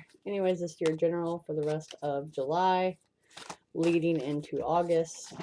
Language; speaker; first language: English; native; English